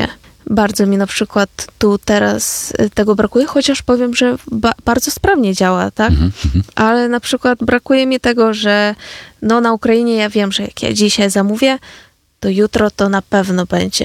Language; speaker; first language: Polish; non-native, fluent; Ukrainian